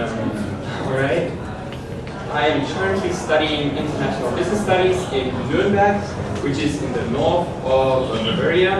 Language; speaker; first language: English; non-native, fluent; German